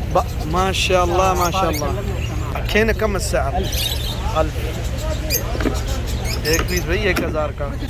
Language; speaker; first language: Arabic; non-native, learner; Urdu